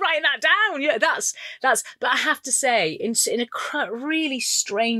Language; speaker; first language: English; native; English